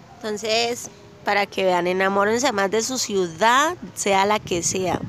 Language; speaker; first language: Spanish; native; Spanish